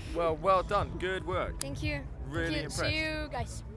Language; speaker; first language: English; non-native, fluent; Italian